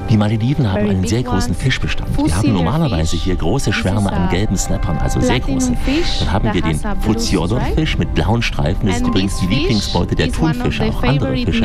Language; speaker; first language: German; native; German